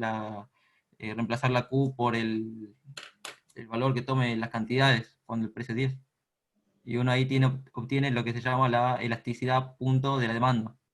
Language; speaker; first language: Spanish; native; Spanish